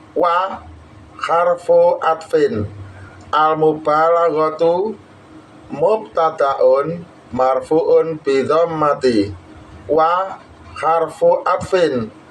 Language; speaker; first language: Arabic; non-native, fluent; Javanese